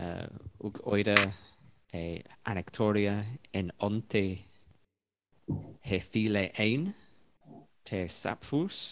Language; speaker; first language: Greek; non-native, learner; English